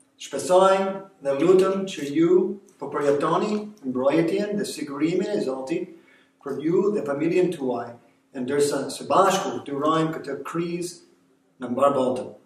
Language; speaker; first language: Albanian; non-native, fluent; English